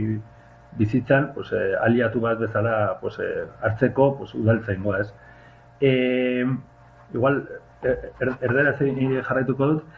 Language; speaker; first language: Basque; non-native, local second language; Spanish